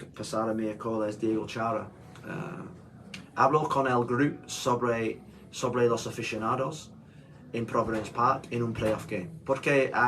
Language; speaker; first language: Spanish; non-native, learner; English